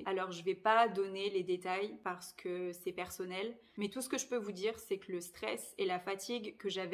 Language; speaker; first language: French; native; French